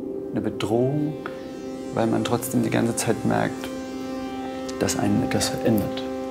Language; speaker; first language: German; native; German